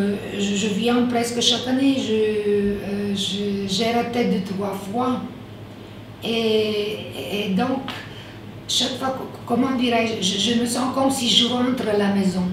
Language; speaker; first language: French; non-native, fluent; Bulgarian